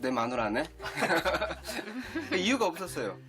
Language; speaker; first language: Korean; native; Korean